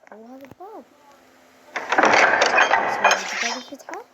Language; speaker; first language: Arabic; native; Arabic